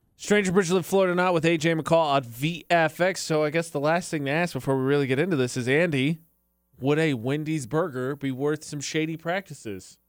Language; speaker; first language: English; native; English